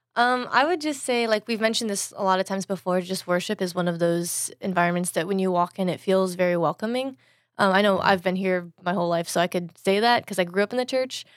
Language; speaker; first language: English; native; English